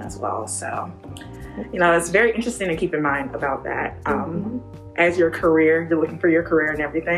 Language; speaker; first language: English; native; English